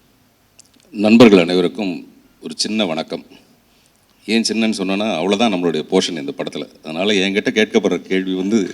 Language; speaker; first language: Tamil; native; Tamil